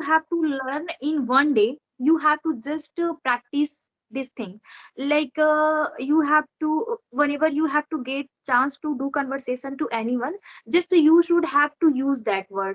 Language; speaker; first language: English; non-native, learner; Odia